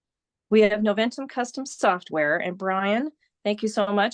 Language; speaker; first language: English; native; English